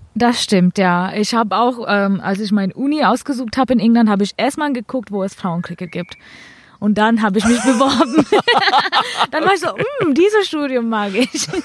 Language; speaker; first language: German; non-native, fluent; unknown